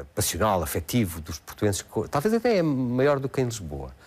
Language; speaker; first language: Portuguese; native; Portuguese